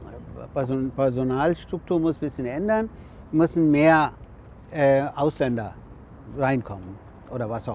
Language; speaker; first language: German; non-native, fluent; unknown